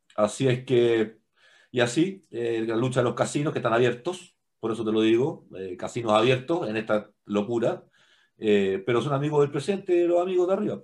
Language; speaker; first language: Spanish; native; Spanish